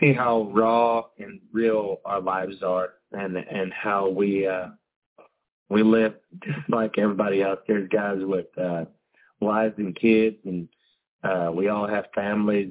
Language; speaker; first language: English; native; English